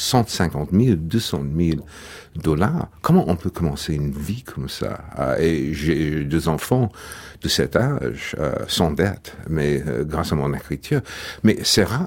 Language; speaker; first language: French; non-native, fluent; English